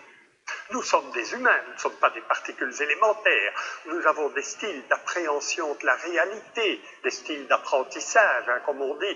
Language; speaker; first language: French; native; French